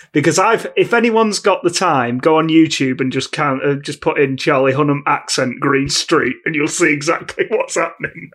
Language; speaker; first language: English; native; English